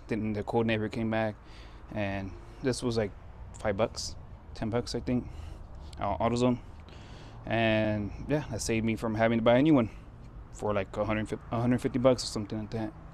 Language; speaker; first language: English; native; English